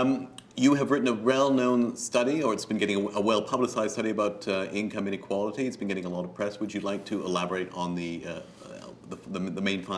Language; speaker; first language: English; native; English